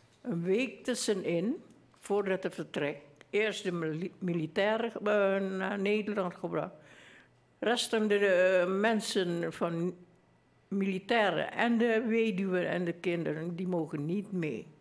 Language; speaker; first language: Dutch; early bilingual, other home language; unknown